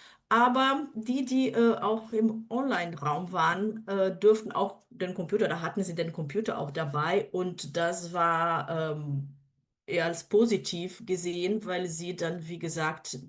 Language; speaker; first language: German; non-native, fluent; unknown